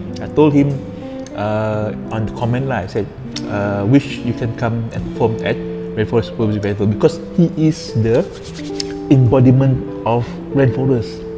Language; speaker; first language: English; non-native, local second language; Malay